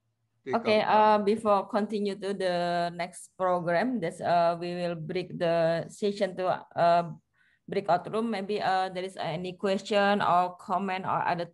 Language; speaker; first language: English; non-native, learner; Indonesian